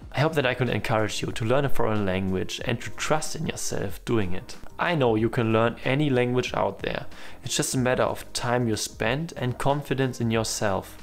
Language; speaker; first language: English; non-native, fluent; German